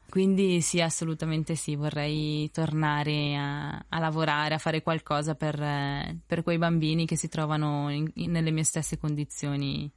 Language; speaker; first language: Italian; early bilingual, other home language; Spanish